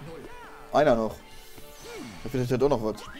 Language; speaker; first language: German; native; German